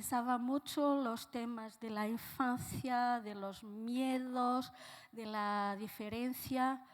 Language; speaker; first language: Spanish; non-native, fluent; Portuguese